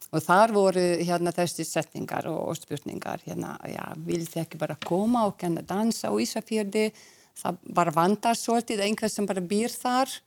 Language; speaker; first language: Icelandic; non-native, fluent; Hungarian